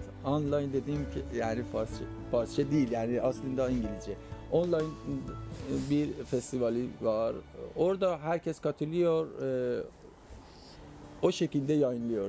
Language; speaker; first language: Turkish; non-native, fluent; Persian